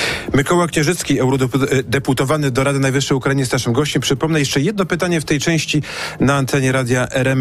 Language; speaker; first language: Polish; native; Polish